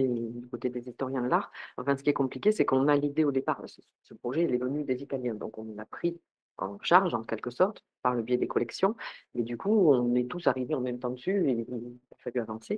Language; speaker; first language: French; native; French